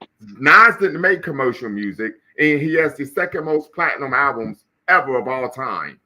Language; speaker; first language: English; native; English